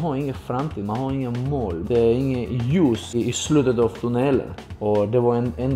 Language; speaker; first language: Swedish; native; Swedish